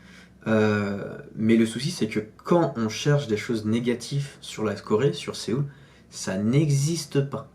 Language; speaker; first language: French; native; French